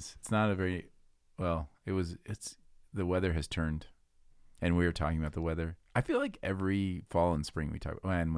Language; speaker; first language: English; native; English